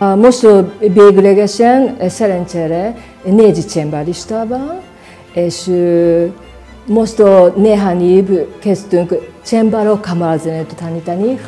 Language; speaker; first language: Hungarian; non-native, learner; Japanese